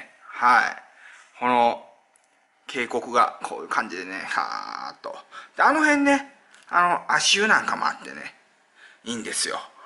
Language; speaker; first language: Japanese; native; Japanese